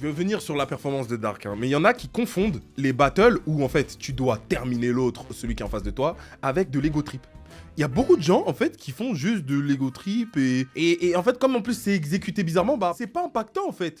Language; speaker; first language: French; native; French